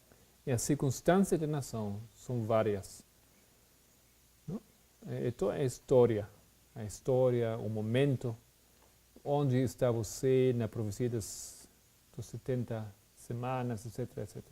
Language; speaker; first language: Portuguese; non-native, fluent; Spanish